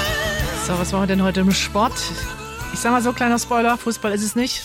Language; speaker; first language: German; native; German